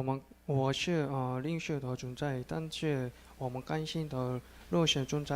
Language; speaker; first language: Chinese; non-native, learner; Korean